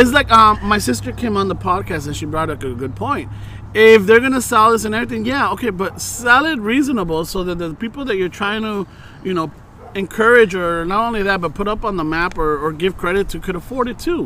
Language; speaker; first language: English; early bilingual, other home language; Spanish